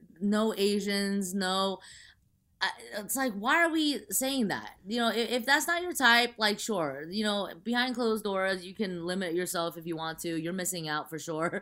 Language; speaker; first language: English; early bilingual, other home language; Chinese